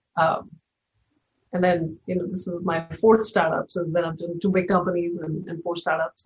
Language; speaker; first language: English; non-native, local second language; Hindi